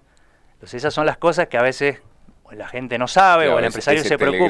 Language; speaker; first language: Spanish; native; Spanish